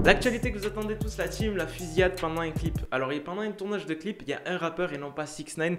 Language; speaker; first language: French; native; French